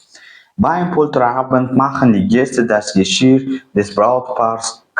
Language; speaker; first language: German; non-native, fluent; Uzbek